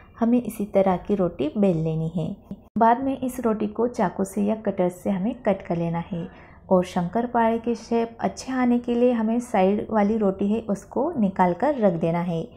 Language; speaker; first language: Hindi; non-native, local second language; Marathi